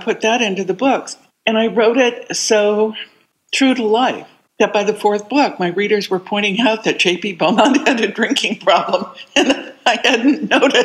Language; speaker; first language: English; native; English